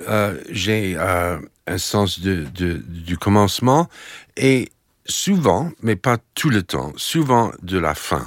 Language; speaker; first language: French; non-native, fluent; English